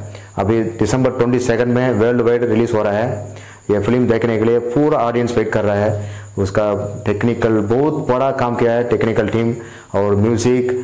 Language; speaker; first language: Hindi; non-native, local second language; Tamil